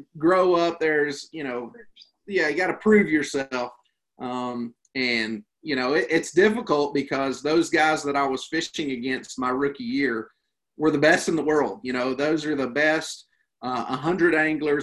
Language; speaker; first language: English; native; English